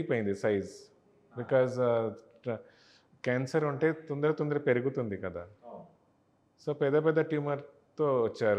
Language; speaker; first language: Telugu; non-native, learner; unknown